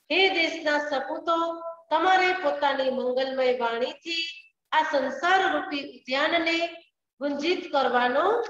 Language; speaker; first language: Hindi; non-native, local second language; Gujarati